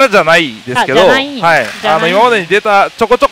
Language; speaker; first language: Japanese; native; Japanese